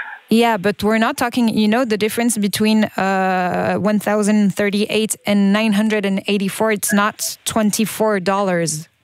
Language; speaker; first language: English; non-native, fluent; French